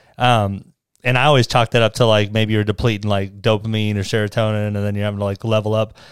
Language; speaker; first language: English; native; English